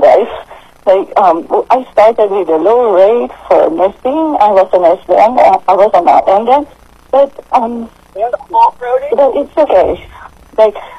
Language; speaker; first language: English; non-native, local second language; Filipino